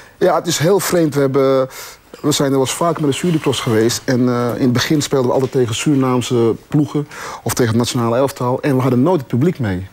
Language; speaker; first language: Dutch; early bilingual, other home language; Sranan Tongo